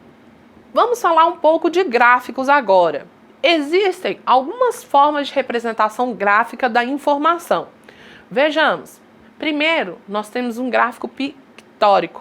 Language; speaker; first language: Portuguese; native; Portuguese